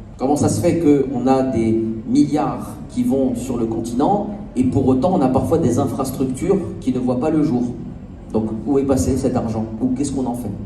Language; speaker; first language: French; native; French